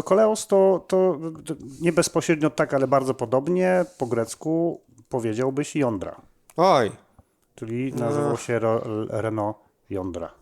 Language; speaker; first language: Polish; native; Polish